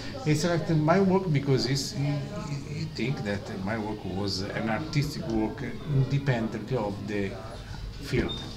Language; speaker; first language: English; non-native, learner; Italian